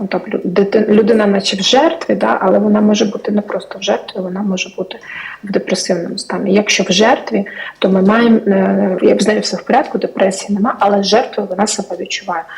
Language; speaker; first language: Ukrainian; native; Ukrainian